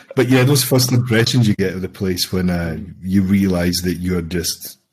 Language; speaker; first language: English; native; English